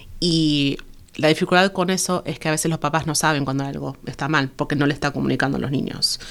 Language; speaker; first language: Spanish; early bilingual, heritage; Spanish